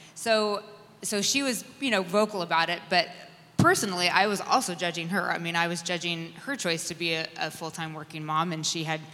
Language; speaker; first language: English; native; English